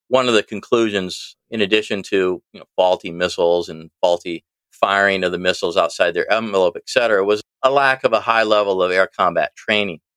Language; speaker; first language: English; native; English